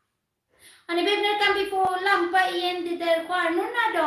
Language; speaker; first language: Swedish; non-native, fluent; Filipino